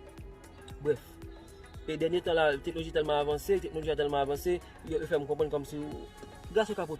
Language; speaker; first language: French; non-native, local second language; Haitian Creole